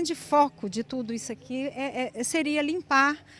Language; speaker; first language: Portuguese; native; Portuguese